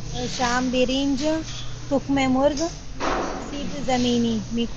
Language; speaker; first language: Persian; non-native, learner; Urdu